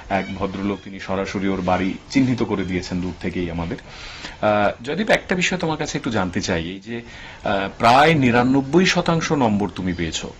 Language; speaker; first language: Bangla; native; Bangla